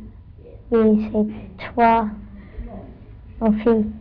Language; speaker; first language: French; non-native, learner; English